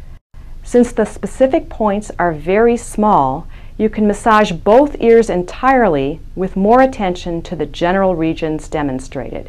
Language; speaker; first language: English; native; English